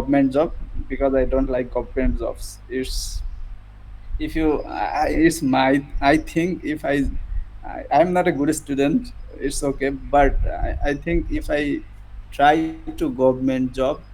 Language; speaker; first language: English; non-native, learner; Bangla